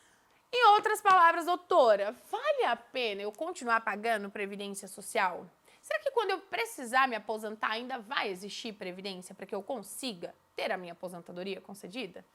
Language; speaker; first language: Portuguese; native; Portuguese